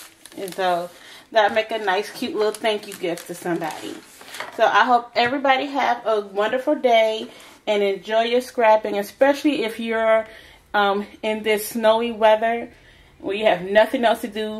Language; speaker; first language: English; native; English